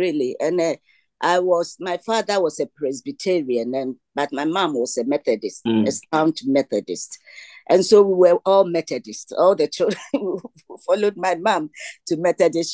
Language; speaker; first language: English; non-native, local second language; Ga